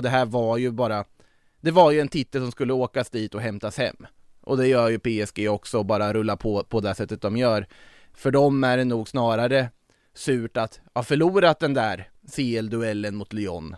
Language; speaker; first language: Swedish; native; Swedish